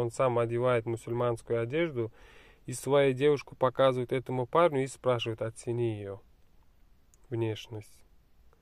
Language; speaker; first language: Russian; non-native, fluent; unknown